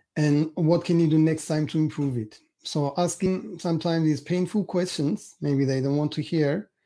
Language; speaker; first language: English; non-native, fluent; Turkish